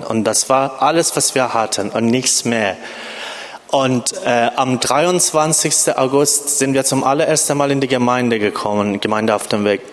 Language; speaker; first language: German; non-native, fluent; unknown